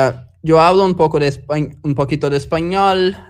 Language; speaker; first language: Spanish; non-native, learner; Portuguese